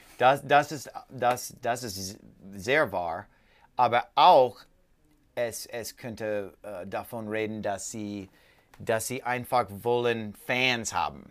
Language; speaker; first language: German; non-native, learner; English